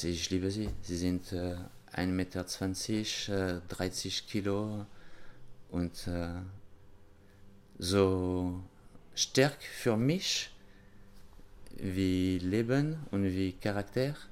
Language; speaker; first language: German; non-native, learner; French